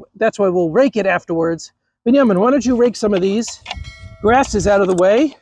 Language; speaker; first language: English; native; English